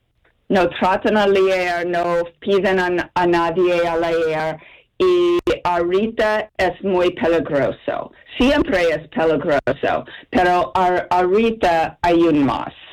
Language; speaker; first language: Spanish; non-native, fluent; English